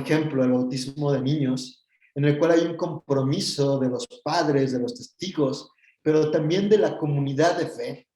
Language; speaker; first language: Spanish; native; Spanish